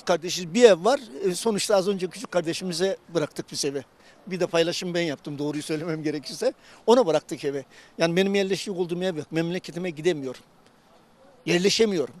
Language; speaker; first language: Turkish; native; Turkish